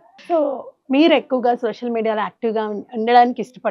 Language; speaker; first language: Telugu; native; Telugu